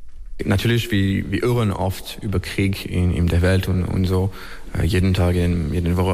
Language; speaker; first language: German; non-native, learner; French